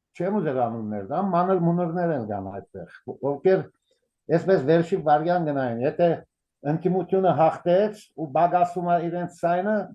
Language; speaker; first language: Armenian; early bilingual, heritage; Armenian